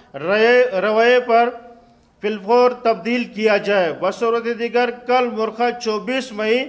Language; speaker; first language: Urdu; non-native, local second language; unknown